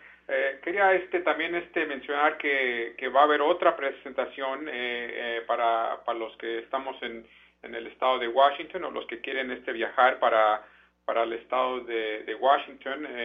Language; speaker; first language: Spanish; early bilingual, heritage; Spanish